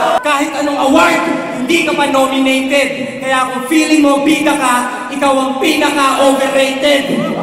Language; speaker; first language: Filipino; native; Filipino